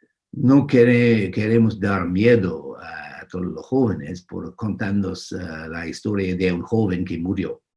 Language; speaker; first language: Spanish; non-native, fluent; English